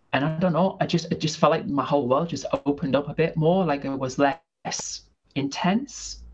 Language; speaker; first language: English; native; English